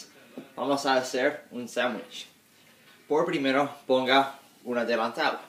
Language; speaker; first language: Spanish; non-native, learner; English